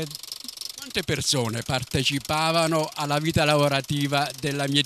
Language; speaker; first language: Italian; native; Italian